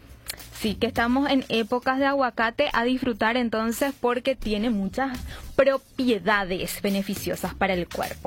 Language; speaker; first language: Spanish; native; Spanish